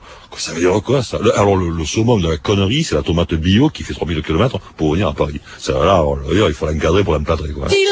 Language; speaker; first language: French; native; French